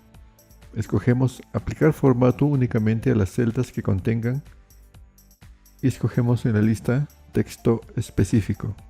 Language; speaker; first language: Spanish; native; Spanish